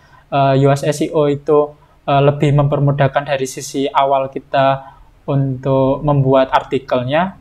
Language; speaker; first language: Indonesian; native; Indonesian